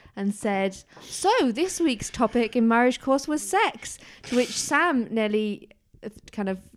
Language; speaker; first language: English; native; English